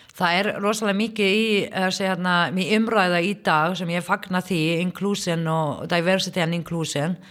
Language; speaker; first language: Icelandic; non-native, fluent; Arabic